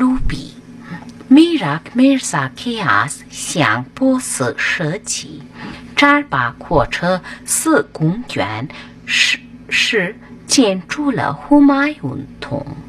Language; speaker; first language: Chinese; non-native, fluent; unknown